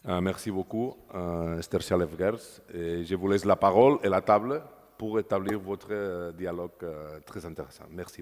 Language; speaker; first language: French; non-native, fluent; Spanish